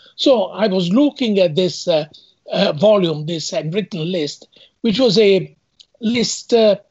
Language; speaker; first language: English; non-native, fluent; Italian